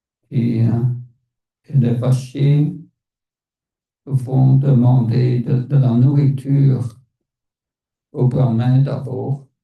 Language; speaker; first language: French; non-native, fluent; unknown